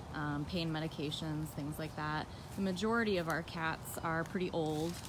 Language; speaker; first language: English; native; English